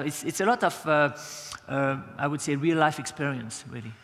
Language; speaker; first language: English; non-native, fluent; French